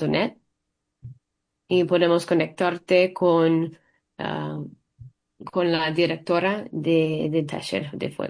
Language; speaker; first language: Spanish; early bilingual, heritage; English